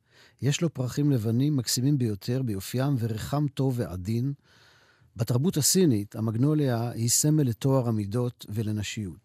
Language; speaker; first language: Hebrew; native; Hebrew